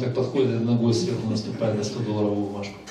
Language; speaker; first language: Russian; native; Russian